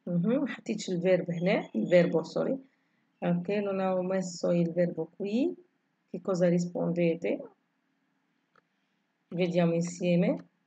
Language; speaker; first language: Italian; non-native, fluent; Arabic